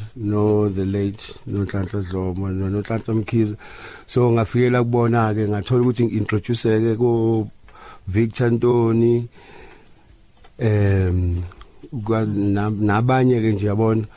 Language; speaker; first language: Zulu; native; Zulu